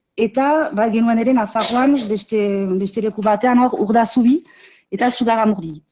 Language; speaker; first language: Basque; native; Basque